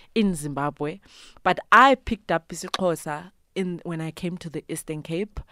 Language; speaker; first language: English; non-native, local second language; North Ndebele